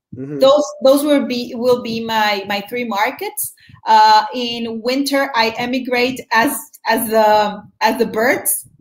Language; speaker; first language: English; non-native, fluent; Spanish